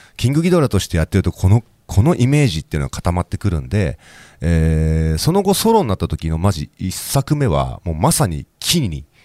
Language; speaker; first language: Japanese; native; Japanese